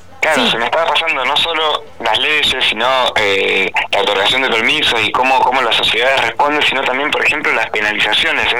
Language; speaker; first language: Spanish; native; Spanish